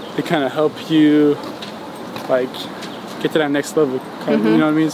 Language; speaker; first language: English; non-native, fluent; Norwegian